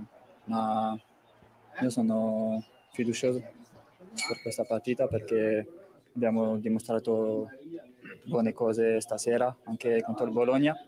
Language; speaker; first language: Italian; non-native, fluent; French